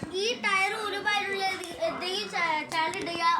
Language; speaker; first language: Malayalam; early bilingual, heritage; Malayalam